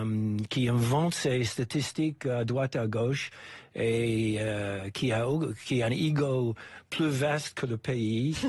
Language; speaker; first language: French; non-native, fluent; English